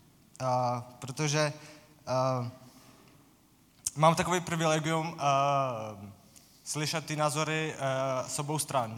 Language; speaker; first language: Czech; non-native, fluent; Ukrainian